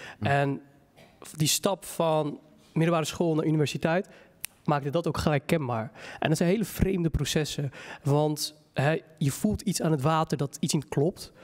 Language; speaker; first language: Dutch; early bilingual, other home language; Somali